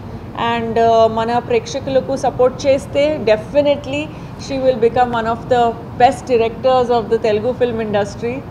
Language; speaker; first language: Telugu; non-native, fluent; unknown